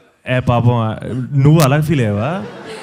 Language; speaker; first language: Telugu; native; Telugu